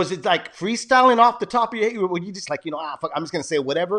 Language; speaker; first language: English; early bilingual, other home language; Spanish